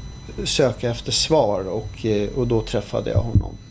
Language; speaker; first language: Swedish; early bilingual, other home language; Arabic